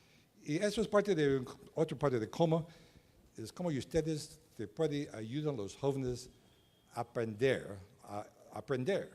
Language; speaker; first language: Spanish; non-native, learner; English